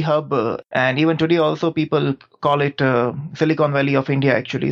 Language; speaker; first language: English; non-native, local second language; Gujarati